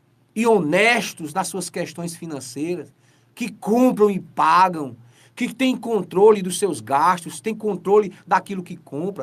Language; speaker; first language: Portuguese; native; Portuguese